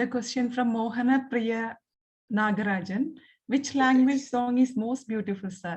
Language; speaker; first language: English; non-native, local second language; Malayalam